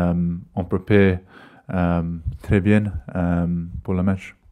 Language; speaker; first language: French; non-native, learner; English